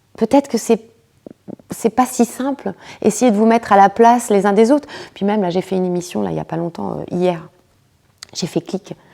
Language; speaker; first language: French; early bilingual, other home language; Spanish